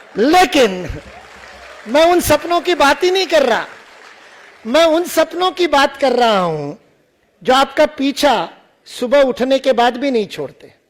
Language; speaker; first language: Hindi; non-native, local second language; Marathi